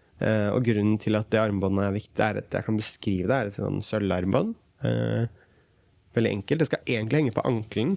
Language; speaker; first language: Norwegian; early bilingual, other home language; Kurdish